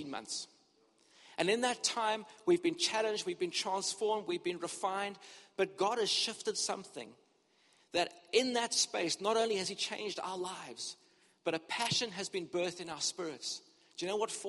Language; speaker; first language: English; native; English